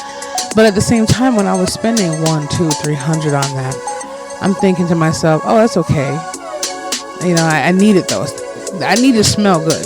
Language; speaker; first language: English; native; English